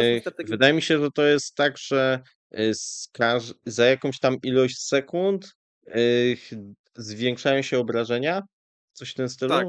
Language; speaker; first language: Polish; native; Polish